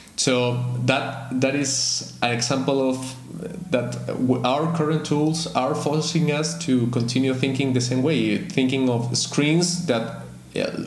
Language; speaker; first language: English; non-native, fluent; Spanish